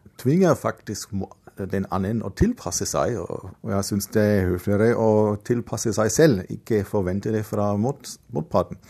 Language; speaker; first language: Norwegian; non-native, fluent; German